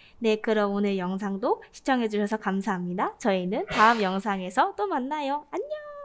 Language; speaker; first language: Korean; native; Korean